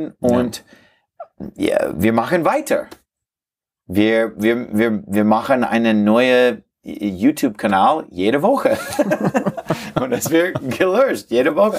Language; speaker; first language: German; non-native, fluent; English